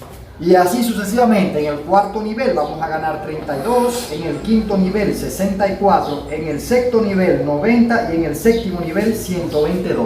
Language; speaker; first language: Spanish; native; Spanish